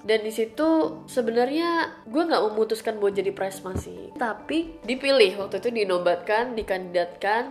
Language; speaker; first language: Indonesian; native; Indonesian